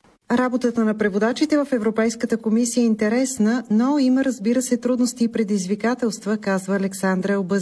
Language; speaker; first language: Bulgarian; native; Bulgarian